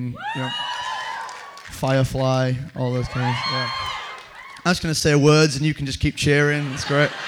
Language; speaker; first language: English; native; English